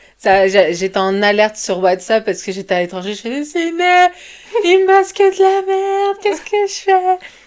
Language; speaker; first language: French; early bilingual, other home language; Portuguese